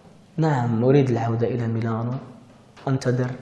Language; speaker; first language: Arabic; early bilingual, heritage; Arabic